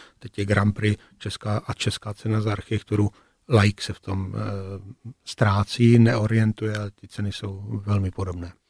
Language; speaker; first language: Czech; native; Czech